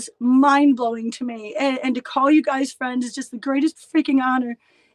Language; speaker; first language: English; native; English